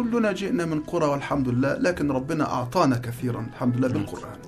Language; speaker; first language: Arabic; native; Arabic